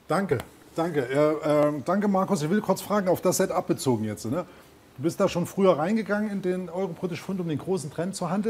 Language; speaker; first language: German; native; German